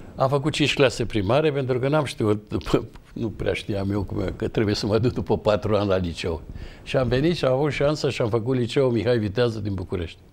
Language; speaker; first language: Romanian; native; Romanian